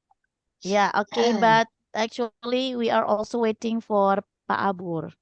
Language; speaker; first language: English; non-native, fluent; Indonesian